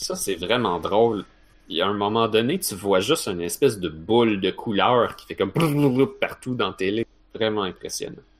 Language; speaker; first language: French; native; French